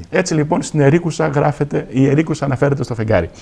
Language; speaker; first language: Greek; native; Greek